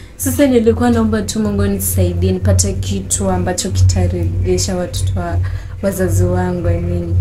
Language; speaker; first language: Swahili; non-native, local second language; Gusii